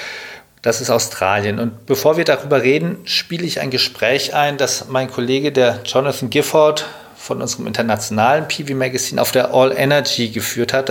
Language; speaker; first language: German; native; German